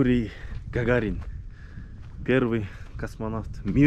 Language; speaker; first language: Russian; non-native, local second language; Kyrgyz